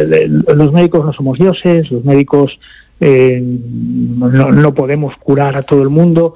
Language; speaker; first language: Spanish; native; Spanish